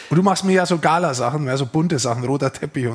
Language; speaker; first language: German; native; German